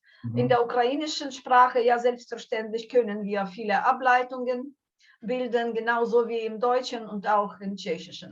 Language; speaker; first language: German; non-native, fluent; Ukrainian